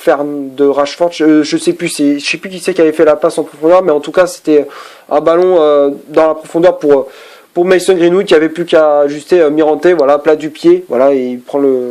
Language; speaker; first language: French; native; French